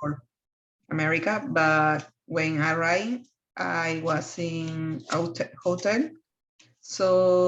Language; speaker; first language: English; non-native, learner; Spanish